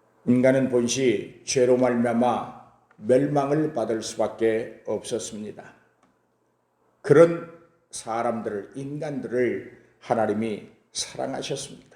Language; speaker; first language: Korean; native; Korean